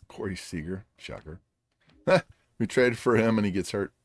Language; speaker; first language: English; native; English